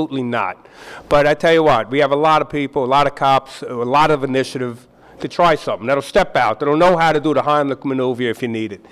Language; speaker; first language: English; native; English